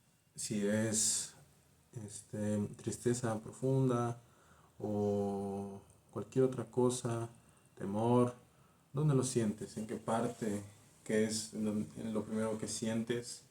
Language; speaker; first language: Spanish; native; Spanish